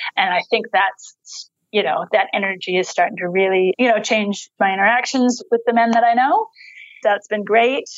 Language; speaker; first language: English; native; English